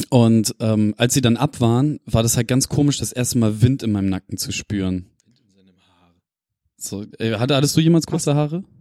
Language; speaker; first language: German; native; German